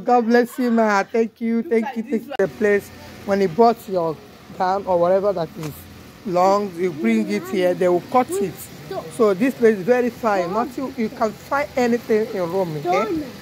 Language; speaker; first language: English; non-native, local second language; Igbo